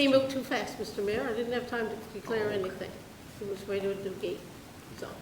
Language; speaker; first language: English; native; English